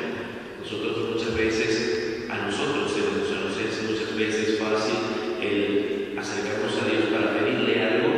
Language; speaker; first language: Spanish; native; Spanish